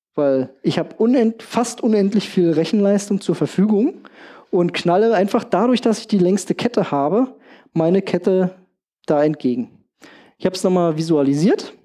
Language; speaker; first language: German; native; German